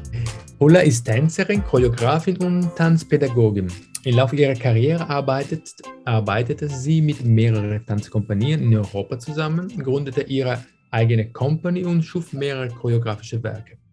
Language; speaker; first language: German; non-native, fluent; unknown